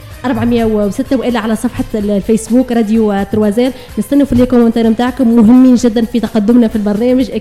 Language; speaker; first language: Arabic; native; Arabic